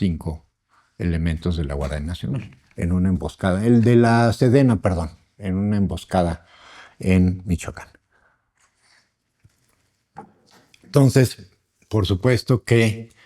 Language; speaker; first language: Spanish; native; Spanish